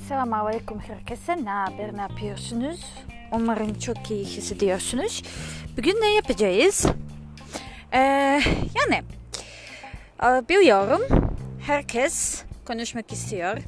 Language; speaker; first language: Turkish; non-native, learner; English